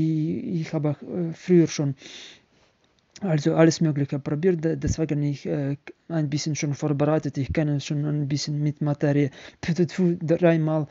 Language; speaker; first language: German; non-native, learner; Ukrainian